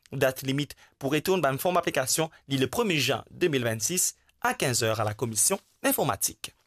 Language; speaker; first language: French; non-native, local second language; Morisyen